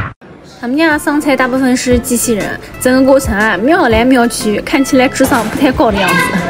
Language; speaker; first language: Chinese; native; Chinese